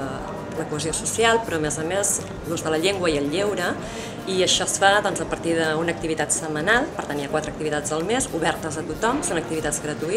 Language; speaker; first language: Catalan; native; Catalan